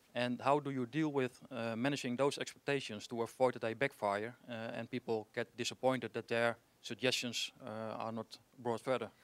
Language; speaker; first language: English; non-native, fluent; Dutch